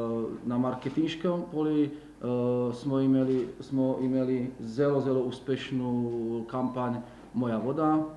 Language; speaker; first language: Slovenian; non-native, learner; Slovak